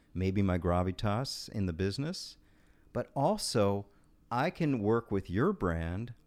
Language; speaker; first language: English; native; English